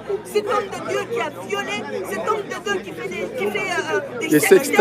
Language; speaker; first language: French; non-native, local second language; Lingala